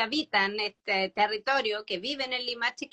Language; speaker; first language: Spanish; native; Spanish